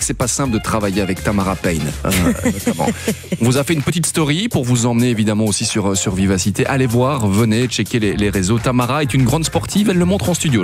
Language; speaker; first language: French; native; French